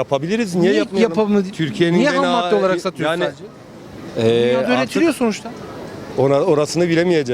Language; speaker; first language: Turkish; early bilingual, heritage; Turkish